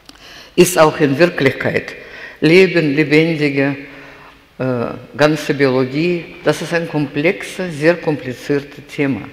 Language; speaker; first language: German; non-native, fluent; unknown